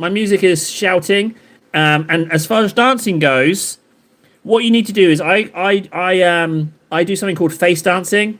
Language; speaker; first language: English; native; English